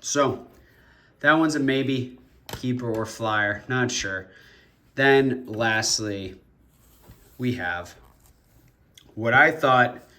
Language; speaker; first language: English; native; English